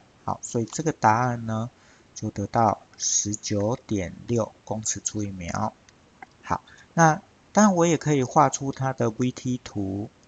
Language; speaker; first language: Chinese; native; Chinese